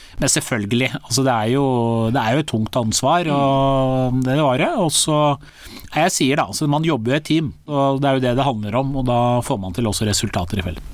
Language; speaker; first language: Norwegian; early bilingual, other home language; Persian